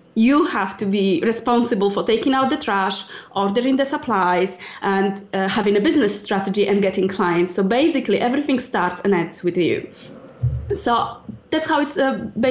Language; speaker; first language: English; non-native, fluent; Polish